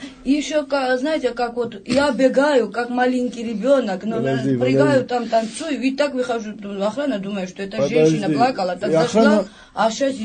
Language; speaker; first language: Russian; non-native, fluent; Georgian